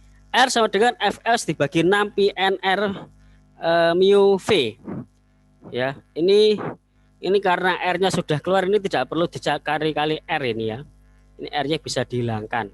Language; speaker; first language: Indonesian; native; Indonesian